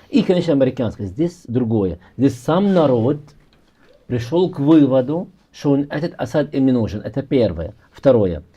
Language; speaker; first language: Russian; non-native, fluent; Arabic